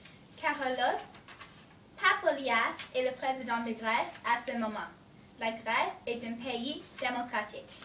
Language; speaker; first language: French; non-native, learner; English